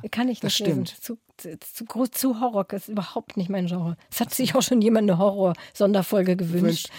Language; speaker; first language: German; native; German